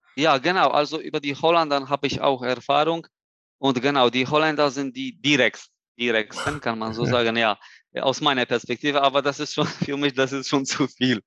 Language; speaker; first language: German; non-native, fluent; Polish